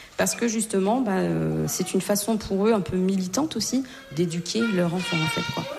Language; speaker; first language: French; native; French